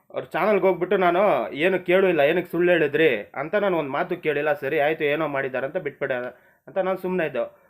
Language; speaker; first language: Kannada; non-native, local second language; Marathi